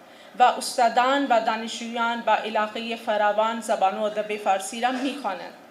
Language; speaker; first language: Persian; non-native, fluent; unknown